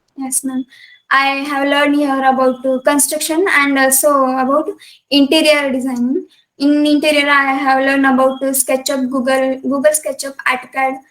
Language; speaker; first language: English; non-native, local second language; Kannada